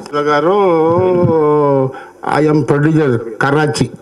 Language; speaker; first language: Telugu; non-native, learner; Kannada